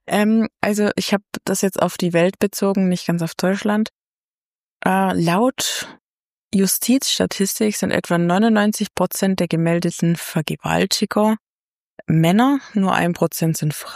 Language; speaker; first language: German; native; German